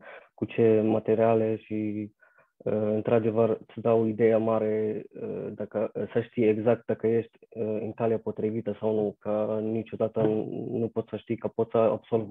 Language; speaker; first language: Romanian; non-native, fluent; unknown